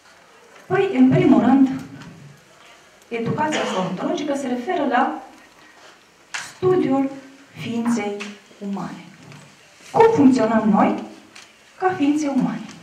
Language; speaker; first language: Romanian; native; Romanian